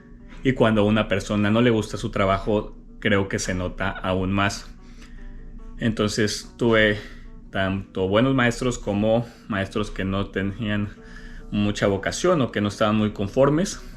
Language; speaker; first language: Spanish; native; Spanish